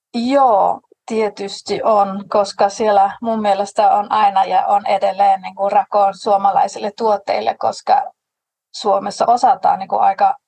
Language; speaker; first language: Finnish; non-native, fluent; Danish